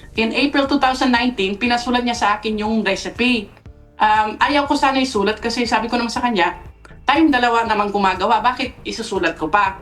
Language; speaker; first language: Filipino; non-native, fluent; Dutch